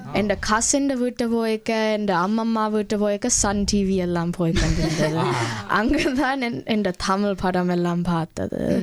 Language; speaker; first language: Tamil; early bilingual, heritage; Tamil